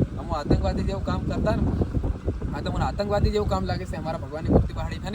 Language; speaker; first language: Gujarati; non-native, local second language; Bhili